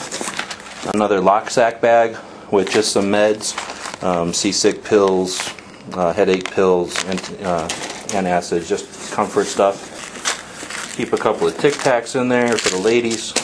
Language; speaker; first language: English; native; English